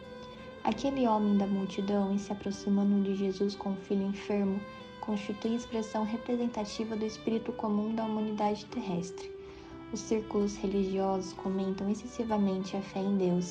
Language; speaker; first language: Portuguese; native; Portuguese